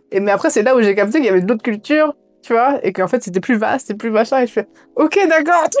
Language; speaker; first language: French; early bilingual, other home language; Japanese